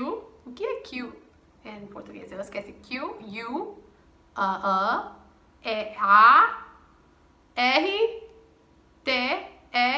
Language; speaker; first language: Portuguese; non-native, fluent; English